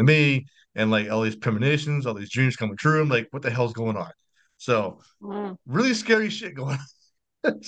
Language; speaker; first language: English; native; English